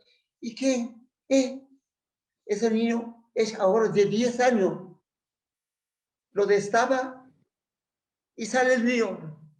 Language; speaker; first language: Spanish; non-native, fluent; Persian